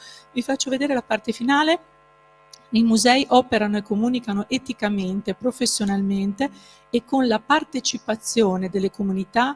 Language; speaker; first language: Italian; native; Italian